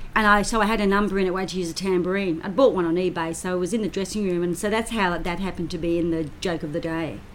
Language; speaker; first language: English; native; English